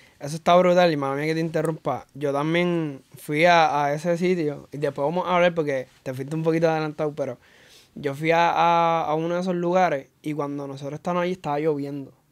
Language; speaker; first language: Spanish; native; Spanish